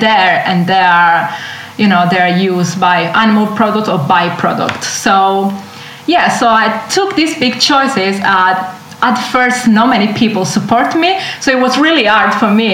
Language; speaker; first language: English; non-native, fluent; Italian